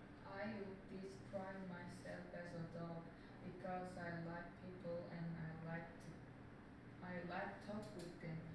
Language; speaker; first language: English; non-native, learner; Korean